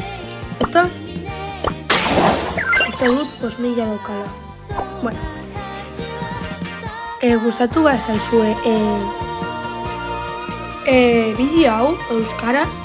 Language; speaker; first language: Basque; non-native, local second language; Spanish